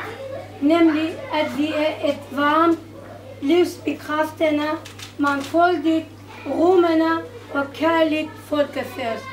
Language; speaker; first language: Danish; non-native, fluent; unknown